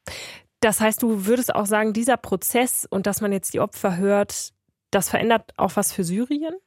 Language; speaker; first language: German; native; German